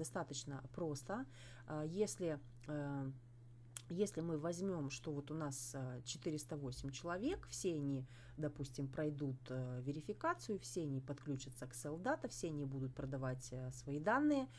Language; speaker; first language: Russian; native; Russian